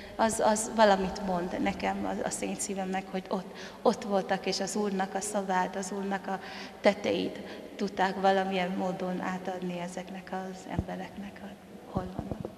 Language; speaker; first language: Hungarian; non-native, fluent; Tongan